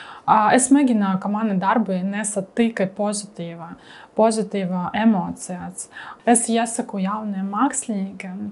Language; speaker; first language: Latvian; non-native, learner; Russian